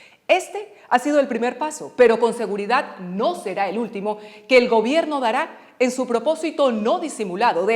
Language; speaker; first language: Spanish; native; Spanish